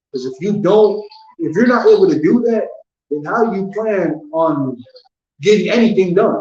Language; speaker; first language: English; native; English